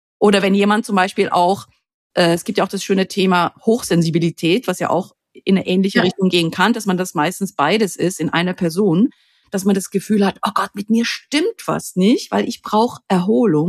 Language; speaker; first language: German; native; German